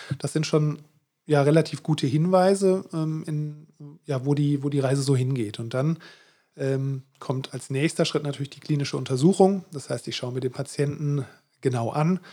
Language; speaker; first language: German; native; German